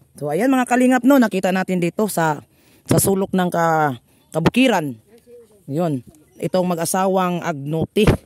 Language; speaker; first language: Filipino; non-native, local second language; Cebuano